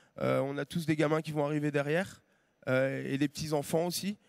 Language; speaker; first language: French; native; French